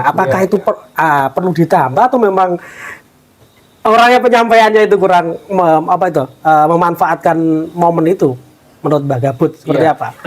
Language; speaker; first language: Indonesian; non-native, local second language; Javanese